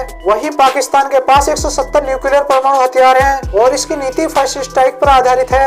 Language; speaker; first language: Hindi; native; Hindi